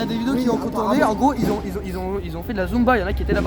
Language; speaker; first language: French; native; French